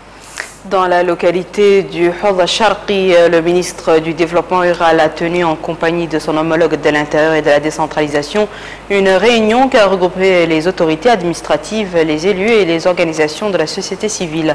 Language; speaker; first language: French; non-native, local second language; Arabic